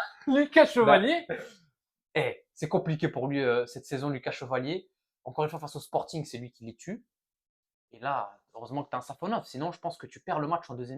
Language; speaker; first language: French; native; French